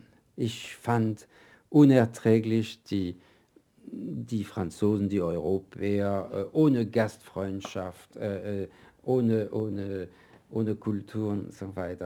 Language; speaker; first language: German; non-native, fluent; French